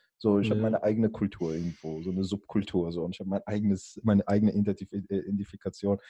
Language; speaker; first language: German; early bilingual, other home language; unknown